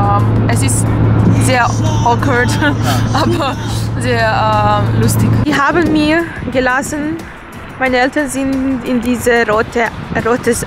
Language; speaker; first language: German; non-native, fluent; Bosnian